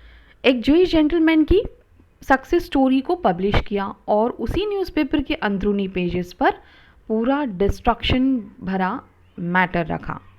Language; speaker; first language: Hindi; non-native, local second language; Marathi